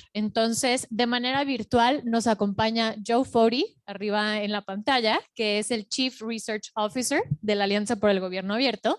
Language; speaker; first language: Spanish; native; Spanish